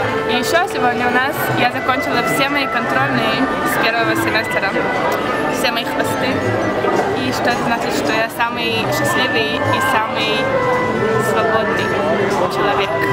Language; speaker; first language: Russian; early bilingual, heritage; Russian